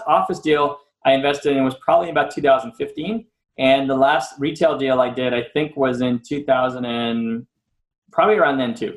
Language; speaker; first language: English; native; English